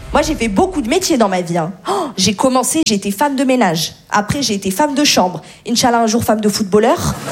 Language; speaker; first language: French; native; French